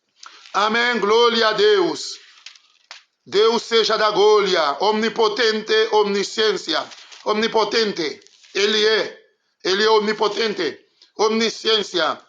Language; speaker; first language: Portuguese; non-native, learner; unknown